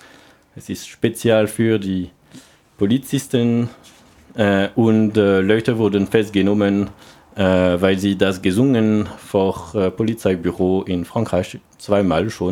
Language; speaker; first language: German; non-native, learner; French